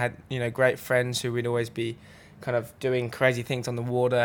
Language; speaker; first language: English; native; English